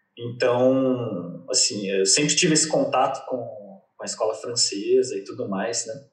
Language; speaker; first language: Portuguese; native; Portuguese